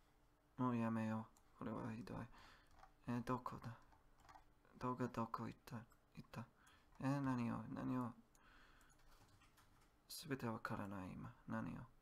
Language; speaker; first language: Japanese; non-native, learner; English